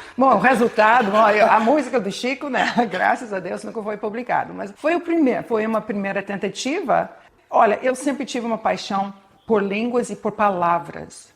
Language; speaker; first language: Portuguese; non-native, fluent; English